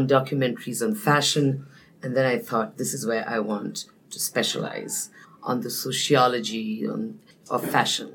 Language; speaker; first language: English; non-native, local second language; Nepali